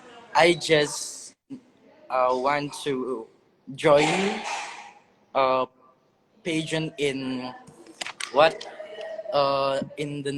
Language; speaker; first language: English; non-native, learner; Indonesian